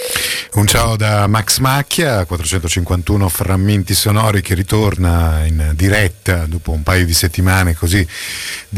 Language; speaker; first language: Italian; native; Italian